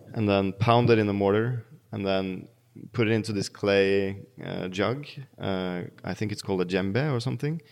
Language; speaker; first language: English; non-native, fluent; Norwegian